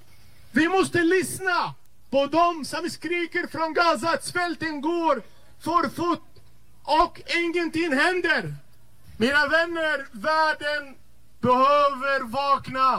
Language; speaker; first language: Swedish; non-native, fluent; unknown